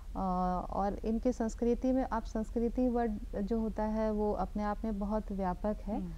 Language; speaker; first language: Hindi; native; Hindi